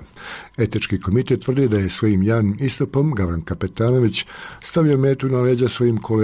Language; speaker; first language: Croatian; native; Croatian